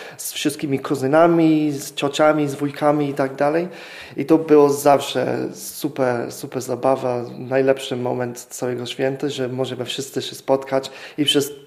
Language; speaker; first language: Polish; non-native, fluent; English